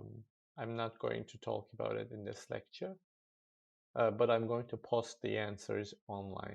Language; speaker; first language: English; non-native, fluent; Turkish